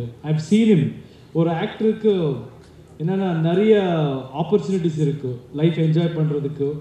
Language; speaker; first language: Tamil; non-native, learner; Kannada